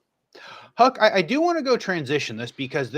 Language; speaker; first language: English; native; English